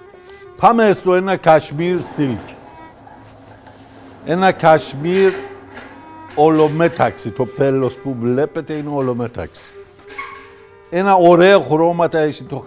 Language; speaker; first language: Greek; non-native, learner; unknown